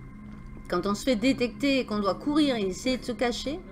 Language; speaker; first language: French; native; French